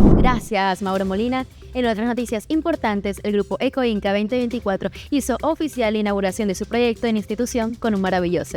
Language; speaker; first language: Spanish; native; Spanish